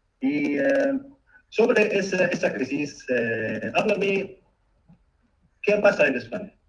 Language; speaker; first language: Spanish; non-native, fluent; Arabic